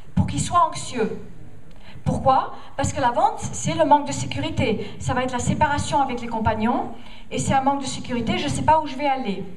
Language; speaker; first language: French; non-native, fluent; English